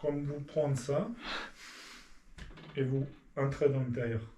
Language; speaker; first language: French; non-native, learner; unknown